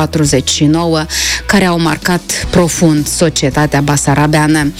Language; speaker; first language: Romanian; native; Romanian